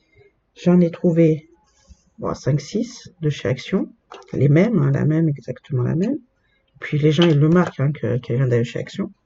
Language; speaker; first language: French; native; French